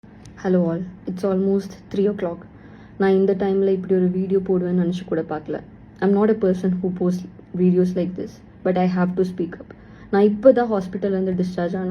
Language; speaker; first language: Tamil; non-native, local second language; Malayalam